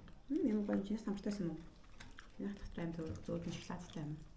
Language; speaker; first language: Mongolian; native; Mongolian